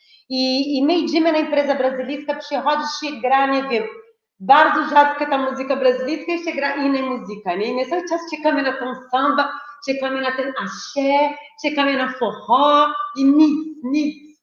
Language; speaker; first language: Polish; non-native, fluent; Portuguese